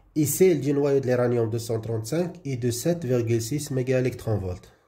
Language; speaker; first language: French; non-native, local second language; Arabic